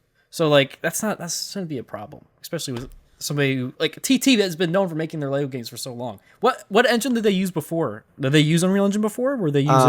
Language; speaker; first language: English; native; English